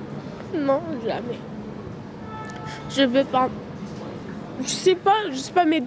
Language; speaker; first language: French; non-native, learner; Arabic